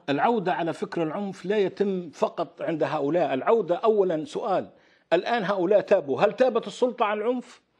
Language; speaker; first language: Arabic; native; Arabic